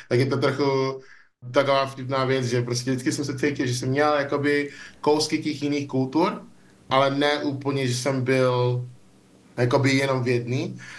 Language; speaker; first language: Czech; early bilingual, other home language; English